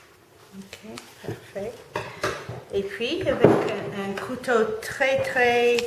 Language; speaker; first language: French; non-native, learner; English